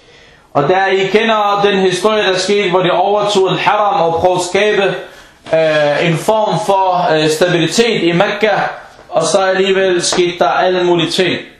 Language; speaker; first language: Danish; early bilingual, other home language; Arabic